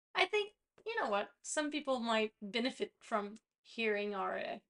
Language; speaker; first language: English; non-native, fluent; French